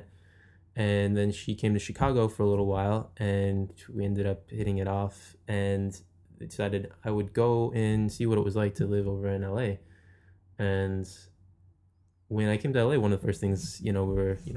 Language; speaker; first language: English; native; English